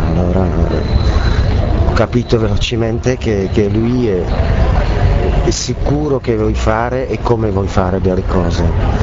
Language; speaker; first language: Italian; non-native, learner; Czech